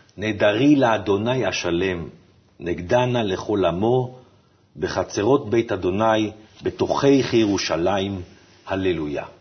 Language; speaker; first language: Hebrew; native; Hebrew